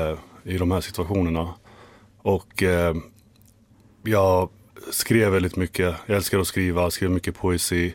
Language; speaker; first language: Swedish; early bilingual, other home language; Finnish